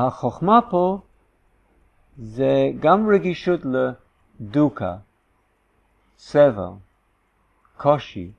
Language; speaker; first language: Hebrew; non-native, fluent; English